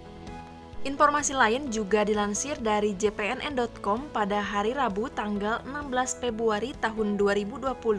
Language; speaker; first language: Indonesian; native; Indonesian